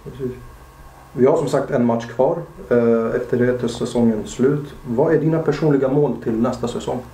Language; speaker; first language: Swedish; native; Swedish